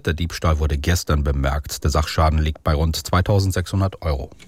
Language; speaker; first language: German; native; German